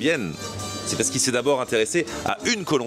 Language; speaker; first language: French; native; French